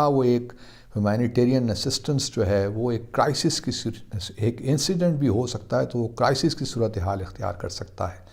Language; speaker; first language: Urdu; native; Urdu